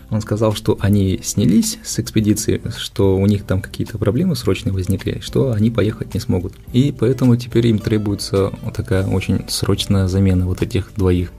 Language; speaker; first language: Russian; native; Russian